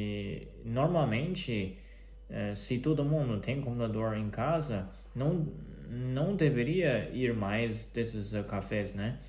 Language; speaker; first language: Portuguese; non-native, fluent; Chinese